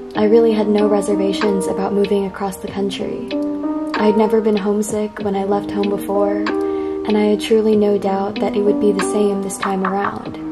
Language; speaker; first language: English; native; English